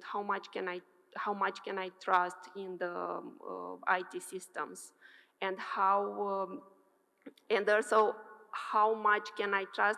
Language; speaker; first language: English; non-native, fluent; Romanian